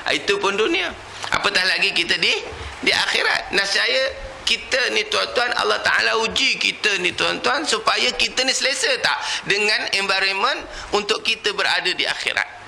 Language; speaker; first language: Malay; native; Malay